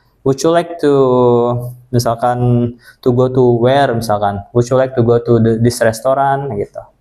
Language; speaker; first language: English; non-native, fluent; Indonesian